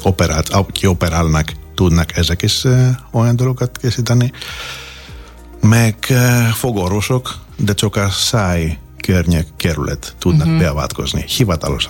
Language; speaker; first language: Hungarian; non-native, learner; Greek